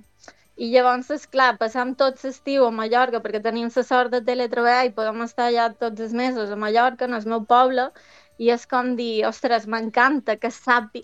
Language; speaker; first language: Catalan; native; Catalan